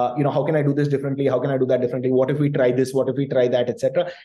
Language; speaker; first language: English; non-native, local second language; Tamil